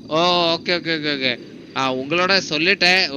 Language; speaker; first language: Tamil; non-native, learner; Malayalam